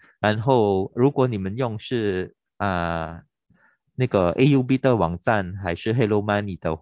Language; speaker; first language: Chinese; non-native, local second language; Filipino